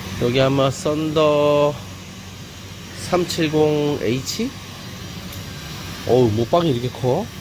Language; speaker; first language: Korean; native; Korean